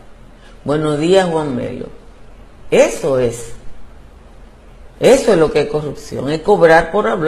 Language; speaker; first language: Spanish; native; Spanish